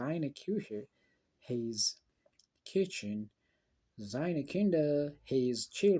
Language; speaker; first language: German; non-native, learner; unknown